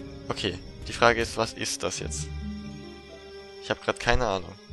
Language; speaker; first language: German; native; German